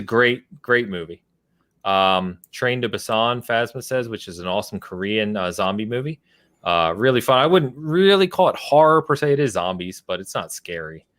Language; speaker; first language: English; native; English